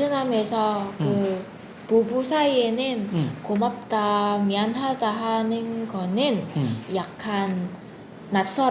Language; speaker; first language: Korean; non-native, fluent; Vietnamese